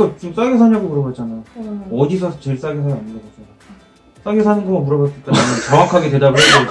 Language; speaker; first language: Korean; native; Korean